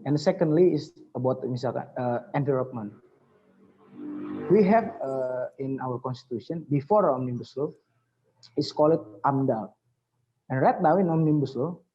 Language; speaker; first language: English; non-native, learner; Indonesian